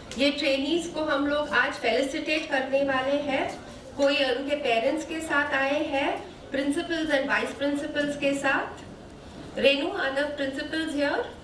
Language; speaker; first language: Hindi; non-native, local second language; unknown